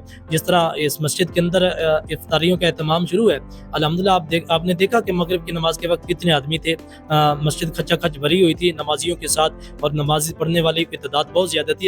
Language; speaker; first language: Urdu; native; Urdu